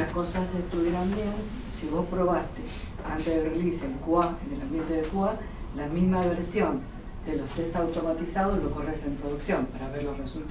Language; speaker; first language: Spanish; native; Spanish